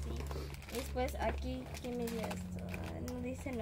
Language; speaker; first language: Spanish; early bilingual, other home language; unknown